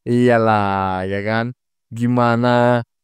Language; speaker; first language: Indonesian; native; Indonesian